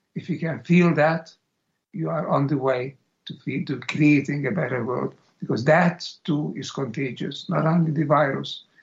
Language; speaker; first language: English; non-native, fluent; Hungarian